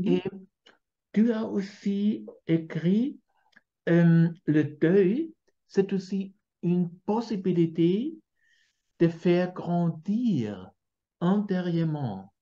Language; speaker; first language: French; non-native, fluent; German